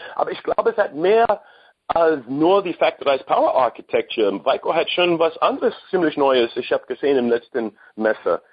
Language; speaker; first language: German; non-native, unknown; English